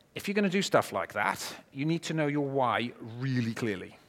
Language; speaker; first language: English; native; English